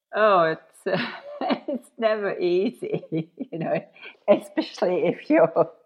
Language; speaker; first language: English; non-native, fluent; Japanese